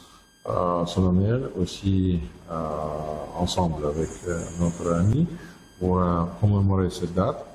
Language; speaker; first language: French; non-native, fluent; Russian